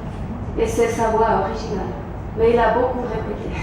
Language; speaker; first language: French; non-native, local second language; German